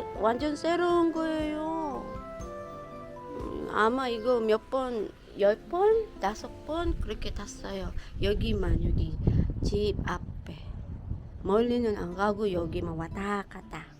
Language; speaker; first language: Korean; non-native, fluent; Filipino